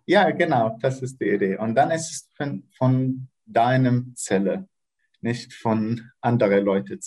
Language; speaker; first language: German; non-native, learner; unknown